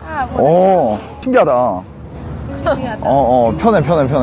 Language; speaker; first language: Chinese; non-native, fluent; Korean